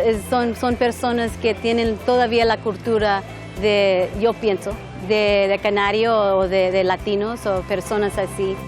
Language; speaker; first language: Spanish; non-native, learner; English